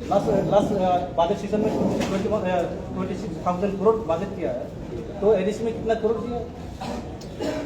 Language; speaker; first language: Hindi; non-native, local second language; Kok Borok